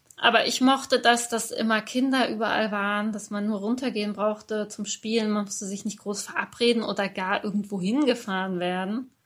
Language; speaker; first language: German; early bilingual, other home language; Persian